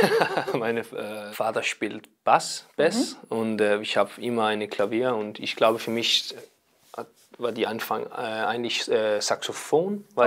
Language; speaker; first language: German; non-native, learner; Danish